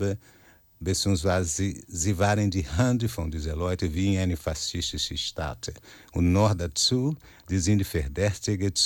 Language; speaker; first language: German; non-native, fluent; Portuguese